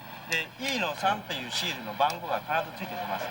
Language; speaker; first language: Japanese; native; Japanese